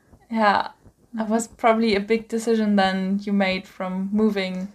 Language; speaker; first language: English; non-native, fluent; German